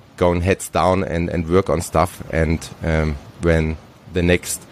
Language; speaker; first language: English; non-native, fluent; German